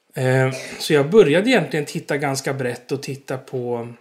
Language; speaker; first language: Swedish; native; Swedish